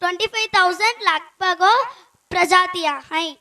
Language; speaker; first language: Hindi; non-native, local second language; Tamil